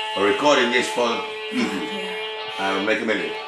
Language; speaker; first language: English; native; English